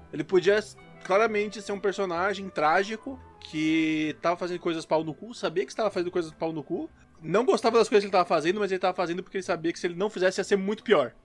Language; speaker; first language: Portuguese; native; Portuguese